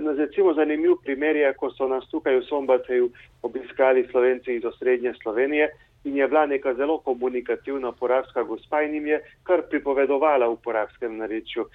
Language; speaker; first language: Slovenian; early bilingual, heritage; Slovenian